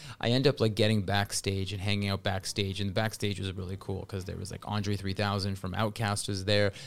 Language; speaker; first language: English; early bilingual, other home language; Russian